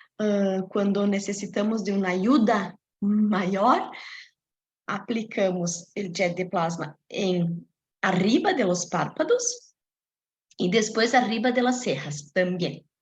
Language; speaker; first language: Spanish; non-native, fluent; Portuguese